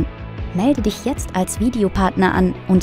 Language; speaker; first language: German; native; German